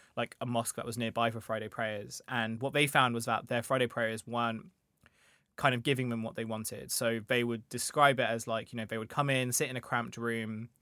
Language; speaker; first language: English; native; English